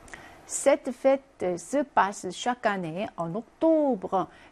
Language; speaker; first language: French; non-native, fluent; Korean